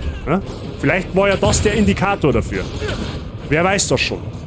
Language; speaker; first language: German; native; German